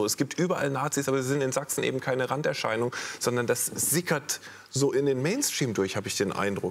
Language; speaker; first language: German; native; German